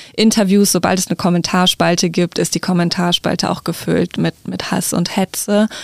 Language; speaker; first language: German; native; German